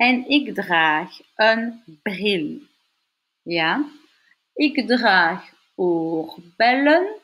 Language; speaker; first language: Dutch; non-native, local second language; French